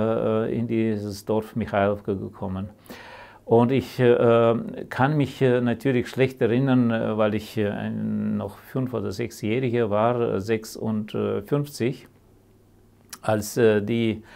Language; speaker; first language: German; early bilingual, heritage; German